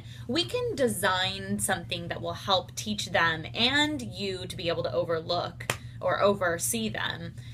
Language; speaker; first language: English; native; English